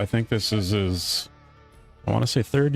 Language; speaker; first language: English; native; English